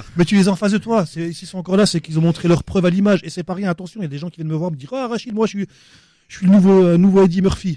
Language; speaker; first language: French; native; French